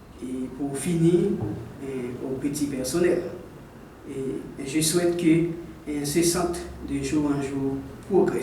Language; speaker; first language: French; non-native, local second language; Haitian Creole